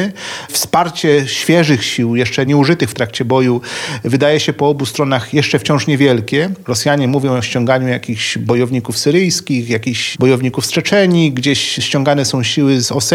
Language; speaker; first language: Polish; native; Polish